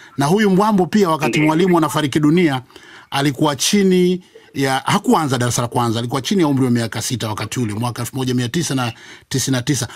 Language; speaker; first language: Swahili; native; Swahili